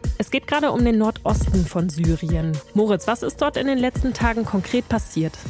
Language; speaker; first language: German; native; German